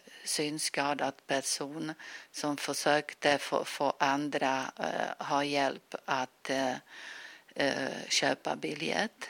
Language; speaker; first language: Swedish; non-native, fluent; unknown